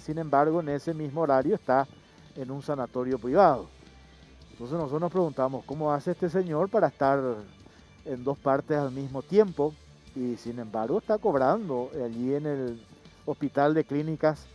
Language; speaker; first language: Spanish; native; Spanish